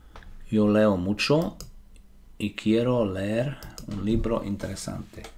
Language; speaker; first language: Spanish; non-native, fluent; Slovak